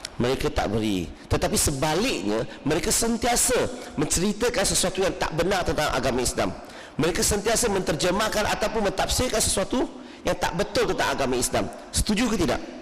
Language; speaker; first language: Malay; non-native, local second language; Min Nan Chinese